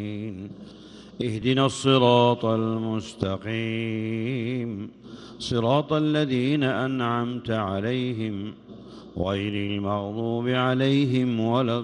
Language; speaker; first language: Arabic; native; Arabic